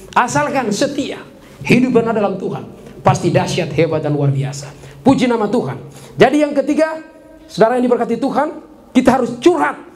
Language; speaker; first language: Indonesian; native; Indonesian